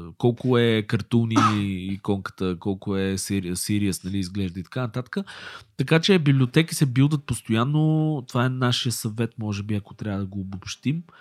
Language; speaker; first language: Bulgarian; native; Bulgarian